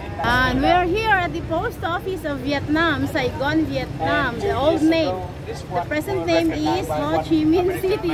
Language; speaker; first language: English; non-native, local second language; Filipino